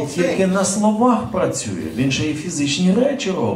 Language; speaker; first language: Ukrainian; native; Ukrainian